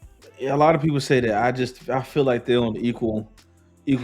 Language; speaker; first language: English; native; English